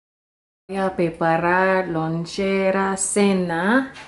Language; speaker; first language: Spanish; non-native, learner; English